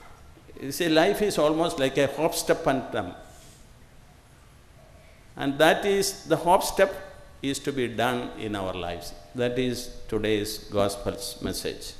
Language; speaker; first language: English; non-native, local second language; Malayalam